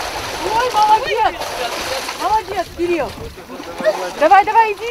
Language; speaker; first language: Russian; native; Russian